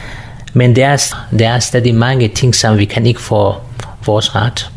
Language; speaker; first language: Danish; non-native, learner; Kurdish